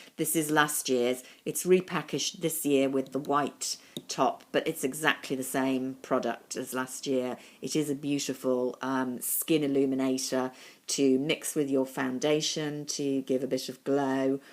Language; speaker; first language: English; native; English